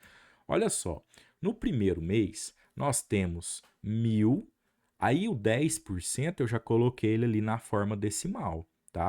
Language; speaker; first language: Portuguese; native; Portuguese